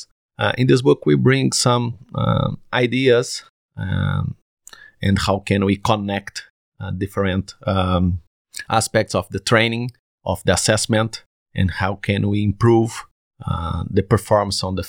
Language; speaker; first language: English; non-native, learner; Portuguese